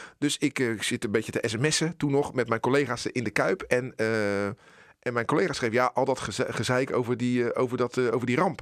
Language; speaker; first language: Dutch; native; Dutch